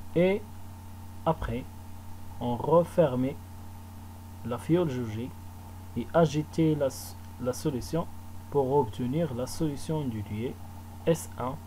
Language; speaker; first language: French; non-native, local second language; Arabic